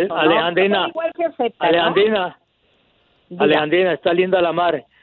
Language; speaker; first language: Spanish; native; Spanish